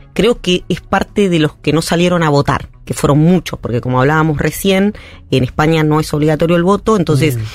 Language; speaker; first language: Spanish; native; Spanish